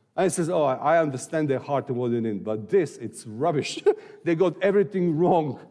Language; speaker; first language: English; non-native, fluent; Serbian